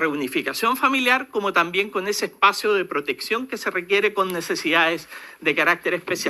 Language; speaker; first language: Spanish; native; Spanish